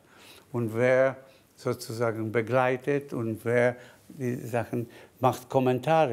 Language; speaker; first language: German; non-native, fluent; Spanish